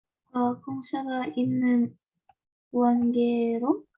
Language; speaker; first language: Korean; non-native, learner; Russian